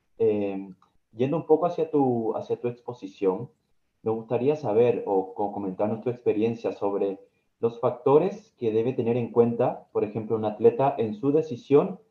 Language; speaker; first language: Spanish; native; Spanish